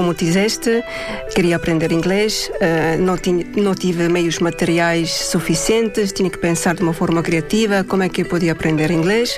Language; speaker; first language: Portuguese; non-native, fluent; Estonian